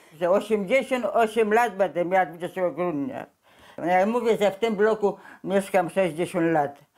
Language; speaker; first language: Polish; native; Polish